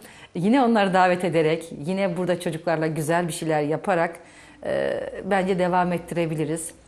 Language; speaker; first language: Turkish; native; Turkish